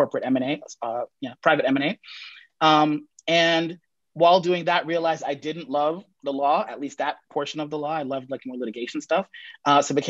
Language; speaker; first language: English; native; English